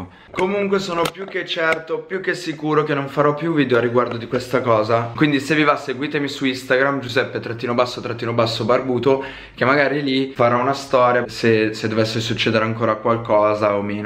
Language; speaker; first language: Italian; native; Italian